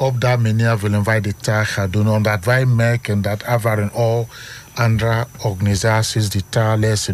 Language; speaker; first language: Dutch; non-native, learner; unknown